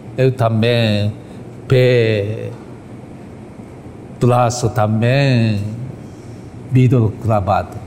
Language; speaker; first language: Portuguese; non-native, learner; Japanese